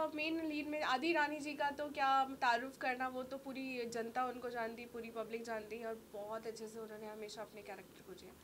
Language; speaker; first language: Hindi; native; Hindi